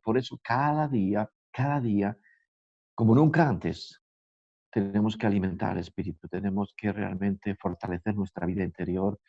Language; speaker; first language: Spanish; native; Spanish